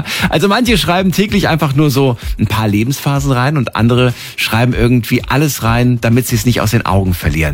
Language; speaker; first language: German; native; German